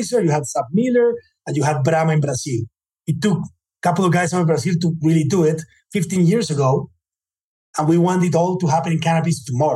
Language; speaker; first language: English; native; English